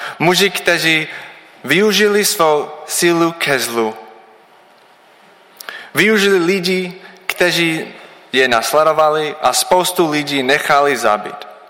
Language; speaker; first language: Czech; non-native, learner; English